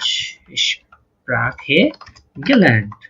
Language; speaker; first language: German; non-native, learner; Bangla